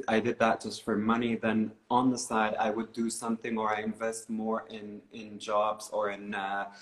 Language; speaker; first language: English; non-native, fluent; Arabic